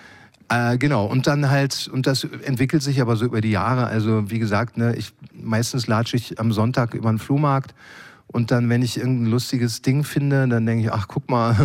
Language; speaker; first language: German; native; German